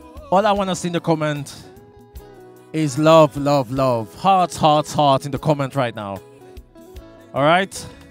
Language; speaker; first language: English; non-native, local second language; Seselwa Creole French